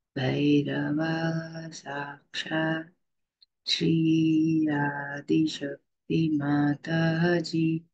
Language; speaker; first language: English; non-native, local second language; Telugu